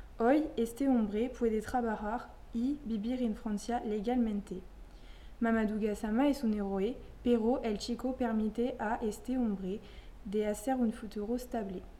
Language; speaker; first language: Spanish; non-native, learner; French